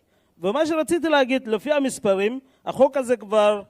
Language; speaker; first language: Hebrew; non-native, fluent; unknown